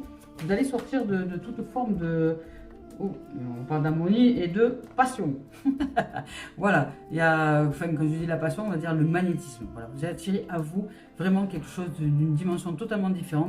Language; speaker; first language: French; native; French